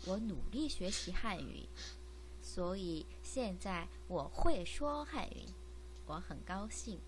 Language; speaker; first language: Chinese; non-native, learner; Korean